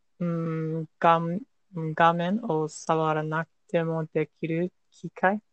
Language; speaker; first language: Japanese; non-native, learner; English